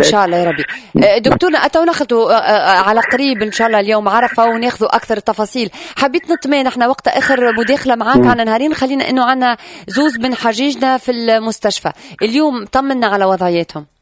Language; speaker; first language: Arabic; native; Arabic